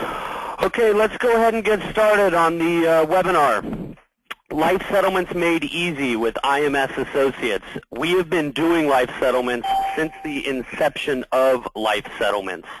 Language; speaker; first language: English; native; English